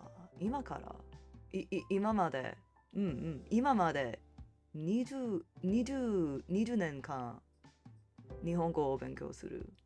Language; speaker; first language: Japanese; non-native, learner; English